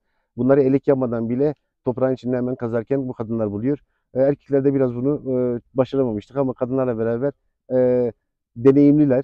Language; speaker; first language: Turkish; native; Turkish